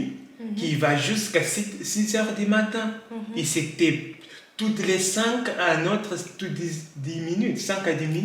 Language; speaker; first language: French; non-native, learner; Kabuverdianu